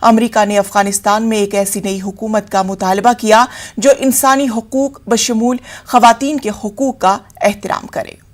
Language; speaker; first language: Hindi; native; Hindi